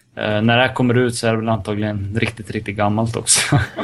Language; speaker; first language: Swedish; early bilingual, other home language; Serbian